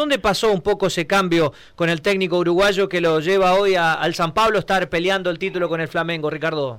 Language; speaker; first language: Spanish; native; Spanish